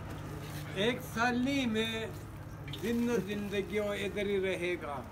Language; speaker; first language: Hindi; non-native, local second language; Pashto